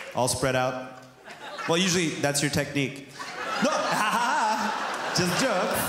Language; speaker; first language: English; native; English